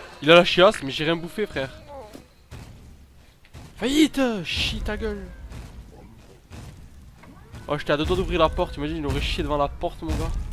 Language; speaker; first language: French; native; French